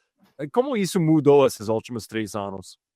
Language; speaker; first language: Portuguese; non-native, fluent; English